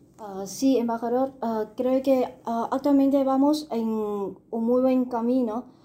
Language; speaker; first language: Spanish; non-native, fluent; Vietnamese